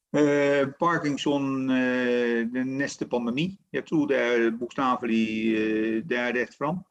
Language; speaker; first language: Norwegian; non-native, fluent; Dutch